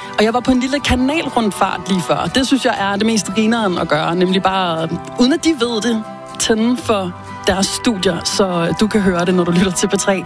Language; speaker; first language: Danish; early bilingual, other home language; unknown